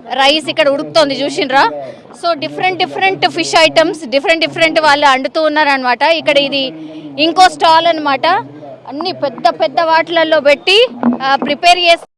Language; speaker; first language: Telugu; native; Telugu